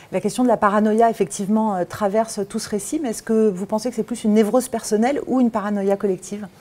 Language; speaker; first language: French; native; French